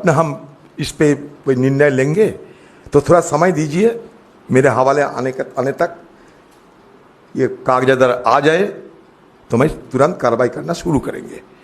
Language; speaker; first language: Hindi; non-native, local second language; Bangla